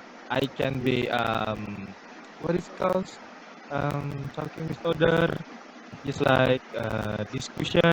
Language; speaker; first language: English; non-native, learner; Indonesian